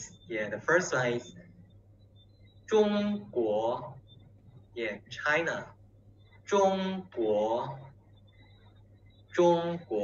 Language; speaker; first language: English; non-native, learner; Chinese